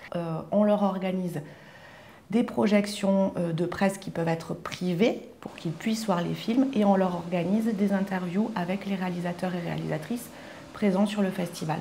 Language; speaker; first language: French; native; French